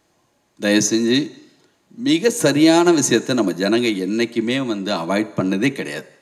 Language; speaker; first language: Tamil; native; Tamil